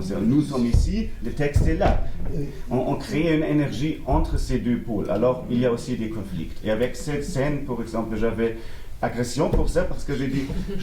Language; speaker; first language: French; non-native, learner; German